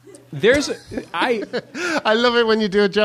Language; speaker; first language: English; native; English